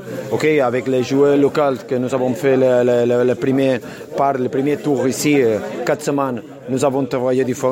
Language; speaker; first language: French; non-native, learner; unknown